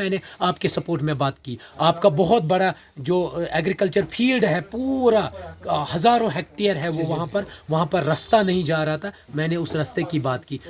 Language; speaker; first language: Urdu; non-native, local second language; Kashmiri